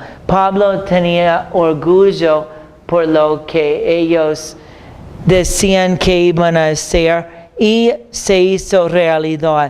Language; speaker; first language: Spanish; non-native, fluent; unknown